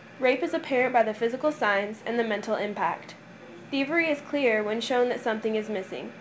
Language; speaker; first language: English; native; English